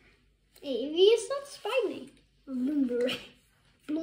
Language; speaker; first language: Dutch; native; Dutch